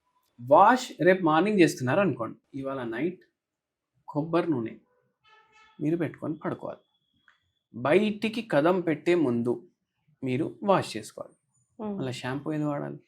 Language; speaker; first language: Telugu; native; Telugu